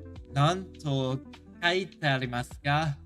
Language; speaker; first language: Japanese; non-native, learner; English